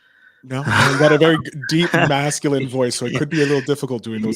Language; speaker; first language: English; native; English